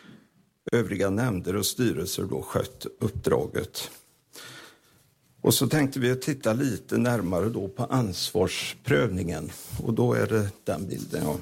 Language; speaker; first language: Swedish; native; Swedish